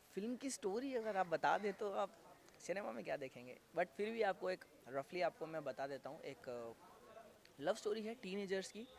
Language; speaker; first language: Hindi; native; Hindi